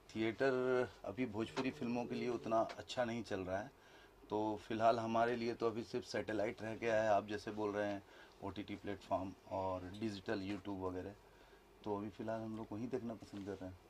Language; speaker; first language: Hindi; native; Hindi